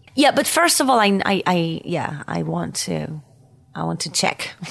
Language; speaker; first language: English; non-native, fluent; French